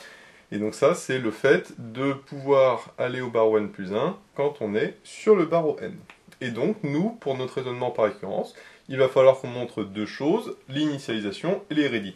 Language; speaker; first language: French; native; French